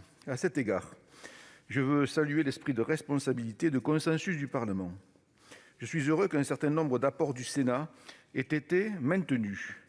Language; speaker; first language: French; native; French